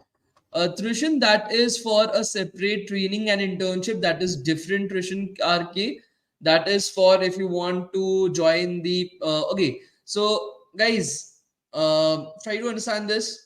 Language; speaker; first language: English; non-native, local second language; Hindi